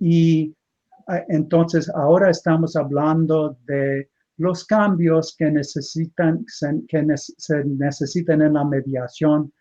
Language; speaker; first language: Spanish; non-native, fluent; English